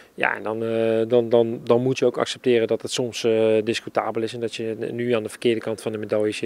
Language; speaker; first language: Dutch; native; Dutch